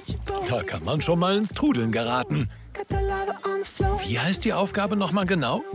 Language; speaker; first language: German; native; German